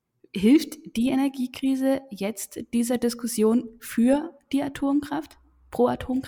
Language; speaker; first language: German; native; German